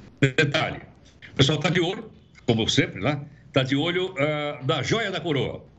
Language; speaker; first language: Portuguese; native; Portuguese